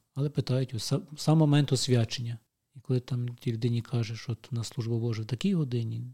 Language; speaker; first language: Ukrainian; native; Ukrainian